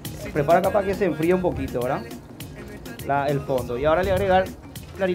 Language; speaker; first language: Spanish; native; Spanish